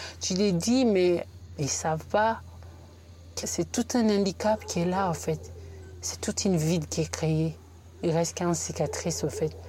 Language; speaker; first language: French; non-native, local second language; Bambara